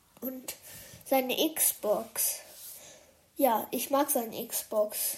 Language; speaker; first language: German; early bilingual, other home language; Chinese